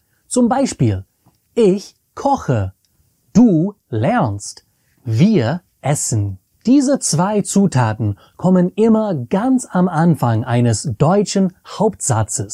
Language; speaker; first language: German; non-native, fluent; English